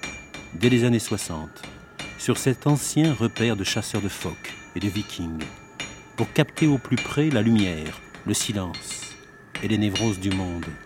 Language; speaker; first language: French; native; French